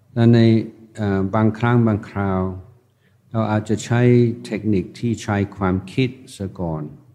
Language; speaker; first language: Thai; non-native, fluent; English